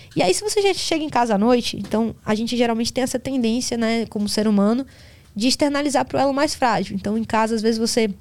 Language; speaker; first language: Portuguese; native; Portuguese